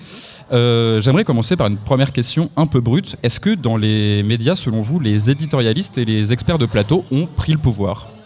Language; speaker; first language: French; native; French